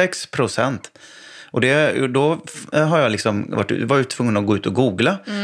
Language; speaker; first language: Swedish; native; Swedish